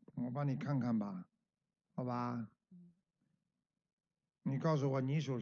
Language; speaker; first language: Chinese; native; Chinese